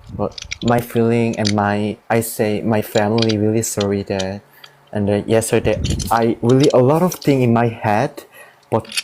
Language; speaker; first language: English; non-native, learner; Korean